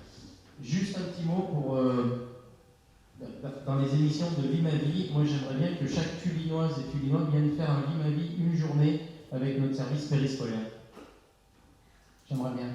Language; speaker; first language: French; native; French